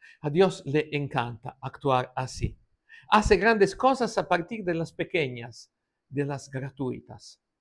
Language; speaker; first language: Spanish; non-native, fluent; Italian